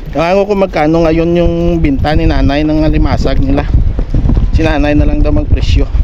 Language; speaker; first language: Filipino; non-native, local second language; Hiligaynon